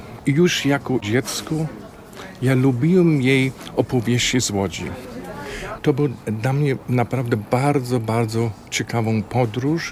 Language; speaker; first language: Polish; non-native, fluent; German